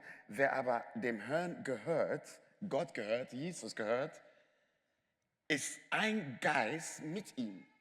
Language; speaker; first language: German; non-native, fluent; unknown